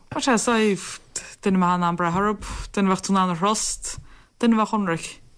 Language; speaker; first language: Irish; native; Irish